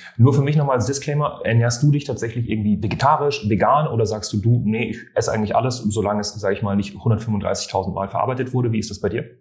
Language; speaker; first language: German; non-native, fluent; French